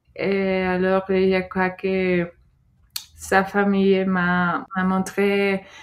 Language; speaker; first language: French; non-native, fluent; Spanish